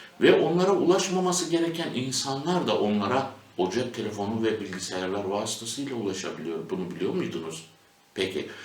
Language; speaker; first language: Turkish; native; Turkish